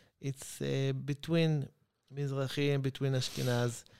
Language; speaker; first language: English; non-native, learner; Hebrew